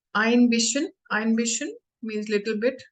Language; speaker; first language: German; non-native, learner; Hindi